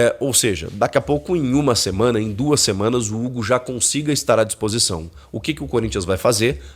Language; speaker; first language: Portuguese; native; Portuguese